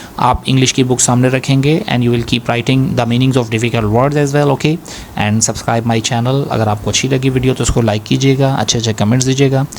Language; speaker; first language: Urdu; native; Urdu